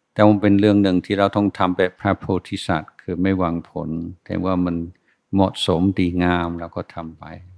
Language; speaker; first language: Thai; non-native, fluent; English